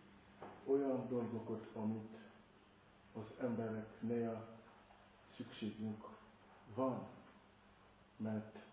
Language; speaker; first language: Hungarian; non-native, fluent; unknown